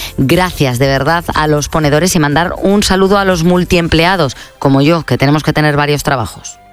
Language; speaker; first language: Spanish; native; Spanish